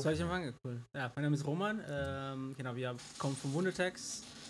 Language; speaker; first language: German; non-native, fluent; Spanish